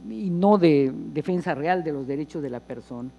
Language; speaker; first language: Spanish; native; Spanish